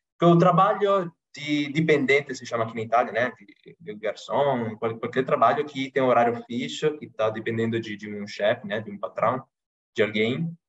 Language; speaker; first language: Portuguese; non-native, fluent; Italian